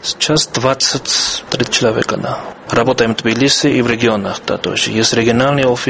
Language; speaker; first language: Russian; non-native, fluent; Georgian